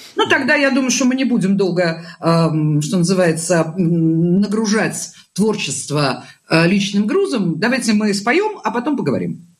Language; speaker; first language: Russian; native; Russian